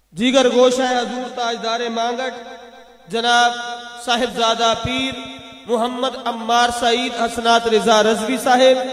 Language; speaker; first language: Urdu; non-native, local second language; Punjabi